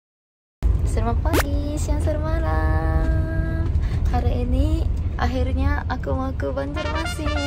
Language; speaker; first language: Indonesian; non-native, fluent; Japanese